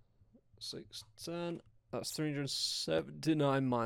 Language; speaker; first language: English; native; English